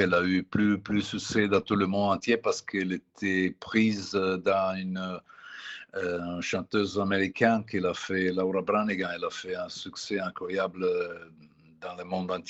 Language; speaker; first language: French; non-native, fluent; Italian